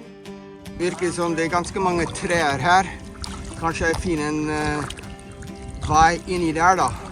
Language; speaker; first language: Norwegian; non-native, fluent; English